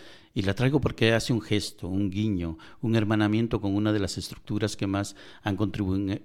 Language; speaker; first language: Spanish; native; Spanish